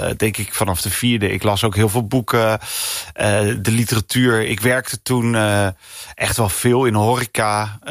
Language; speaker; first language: Dutch; early bilingual, other home language; English